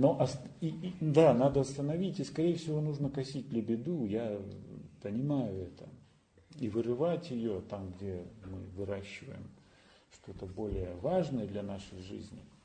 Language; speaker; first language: Russian; native; Russian